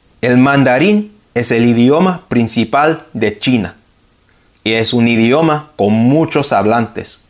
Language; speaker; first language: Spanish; non-native, fluent; English